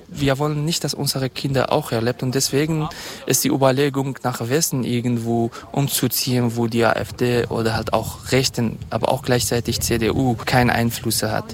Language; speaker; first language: German; non-native, fluent; Kurdish